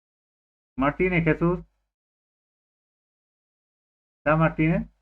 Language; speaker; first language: Spanish; native; Spanish